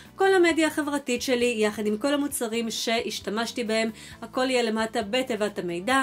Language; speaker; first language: Hebrew; early bilingual, other home language; Russian